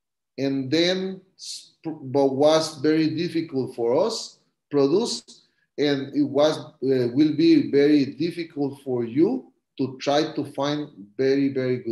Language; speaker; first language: English; non-native, learner; Spanish